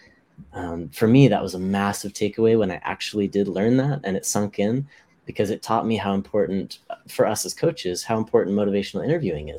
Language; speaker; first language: English; native; English